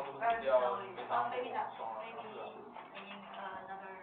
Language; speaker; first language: English; non-native, learner; Chinese